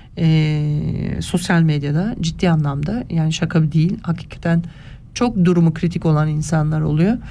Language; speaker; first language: Turkish; early bilingual, heritage; Turkish